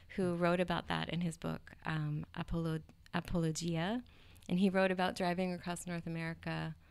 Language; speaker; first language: English; native; English